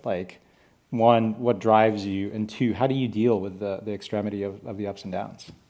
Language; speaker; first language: English; native; English